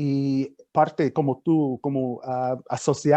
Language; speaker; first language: Spanish; non-native, fluent; English